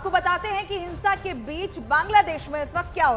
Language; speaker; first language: Hindi; native; Hindi